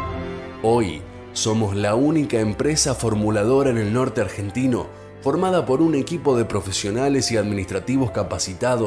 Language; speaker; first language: Spanish; native; Spanish